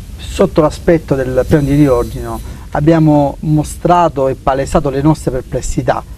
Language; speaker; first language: Italian; native; Italian